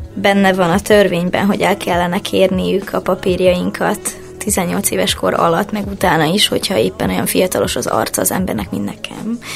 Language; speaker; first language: Hungarian; native; Hungarian